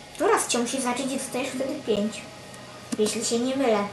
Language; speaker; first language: Polish; native; Polish